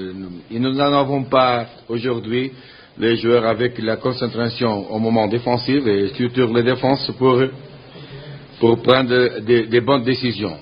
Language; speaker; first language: French; non-native, learner; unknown